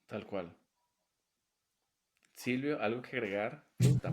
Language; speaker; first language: Spanish; native; Spanish